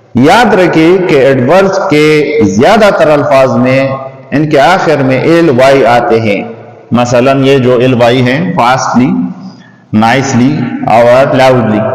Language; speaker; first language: Urdu; native; Urdu